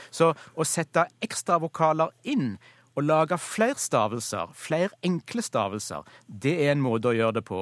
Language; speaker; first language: Norwegian; native; Norwegian